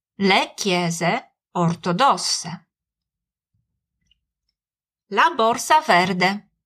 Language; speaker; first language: Italian; non-native, fluent; Polish